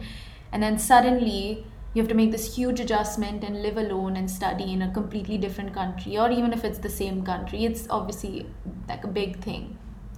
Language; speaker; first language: English; non-native, local second language; Hindi